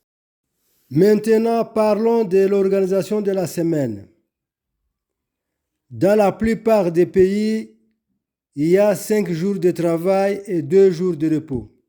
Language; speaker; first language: French; non-native, local second language; Kinyarwanda